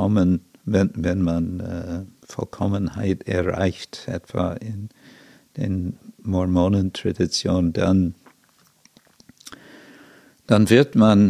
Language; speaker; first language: German; non-native, fluent; English